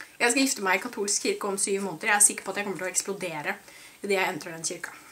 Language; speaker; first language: Norwegian; native; Norwegian